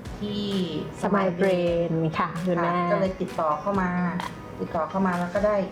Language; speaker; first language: Thai; native; Thai